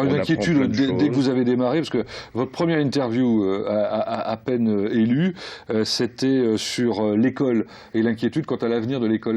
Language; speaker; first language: French; native; French